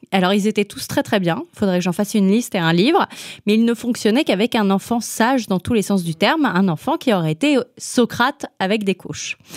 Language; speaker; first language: French; native; French